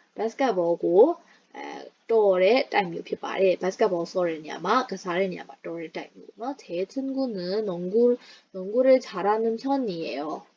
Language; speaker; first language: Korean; non-native, fluent; Burmese